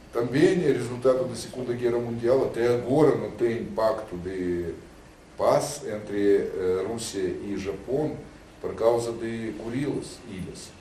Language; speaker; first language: Portuguese; non-native, learner; Russian